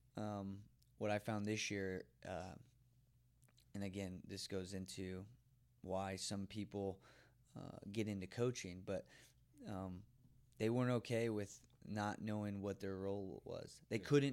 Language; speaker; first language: English; native; English